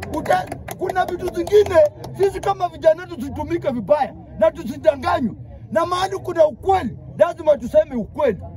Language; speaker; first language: Swahili; non-native, local second language; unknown